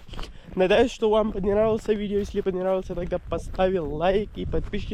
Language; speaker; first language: Russian; non-native, learner; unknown